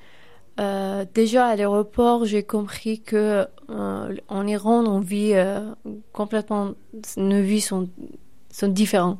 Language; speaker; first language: French; non-native, fluent; Persian